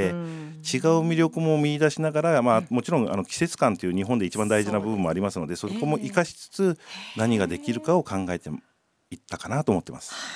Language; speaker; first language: Japanese; native; Japanese